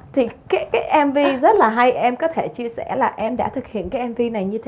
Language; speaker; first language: Vietnamese; native; Vietnamese